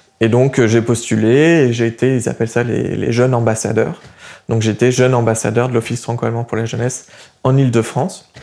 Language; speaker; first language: French; early bilingual, other home language; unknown